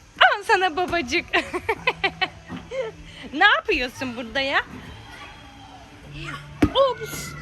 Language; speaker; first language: Turkish; native; Turkish